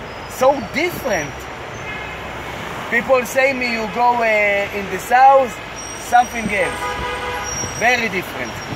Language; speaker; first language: English; non-native, learner; Hebrew